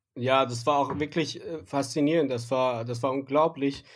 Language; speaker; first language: German; non-native, fluent; Persian